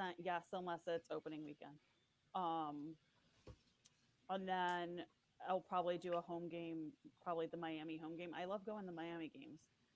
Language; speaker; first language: English; native; English